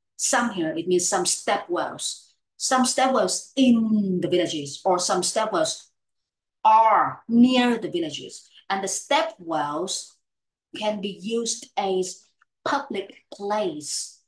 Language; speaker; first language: English; non-native, fluent; Vietnamese